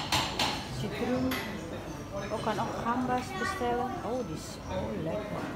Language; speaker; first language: Dutch; non-native, learner; Indonesian